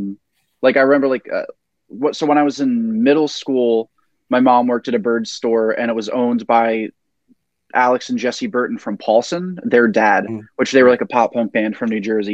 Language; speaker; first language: English; native; English